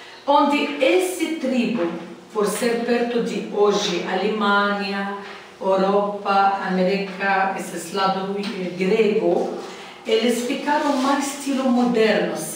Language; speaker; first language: Portuguese; non-native, learner; Arabic